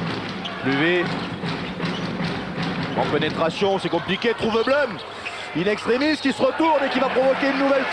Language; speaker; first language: French; native; French